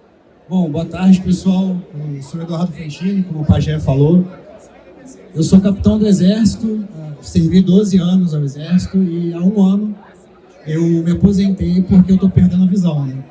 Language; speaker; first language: Portuguese; native; Portuguese